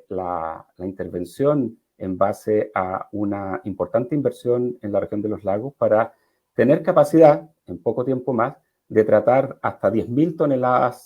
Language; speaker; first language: Spanish; native; Spanish